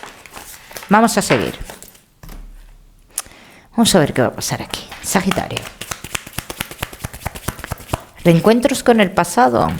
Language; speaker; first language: Spanish; native; Spanish